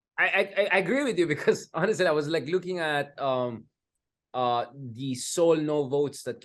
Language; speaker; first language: English; non-native, local second language; Filipino